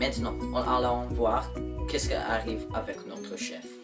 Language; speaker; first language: French; non-native, learner; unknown